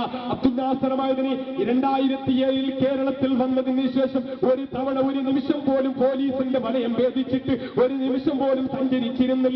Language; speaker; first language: Malayalam; native; Malayalam